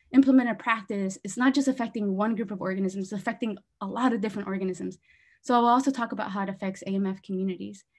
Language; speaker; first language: English; native; English